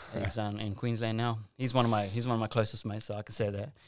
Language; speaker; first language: English; native; English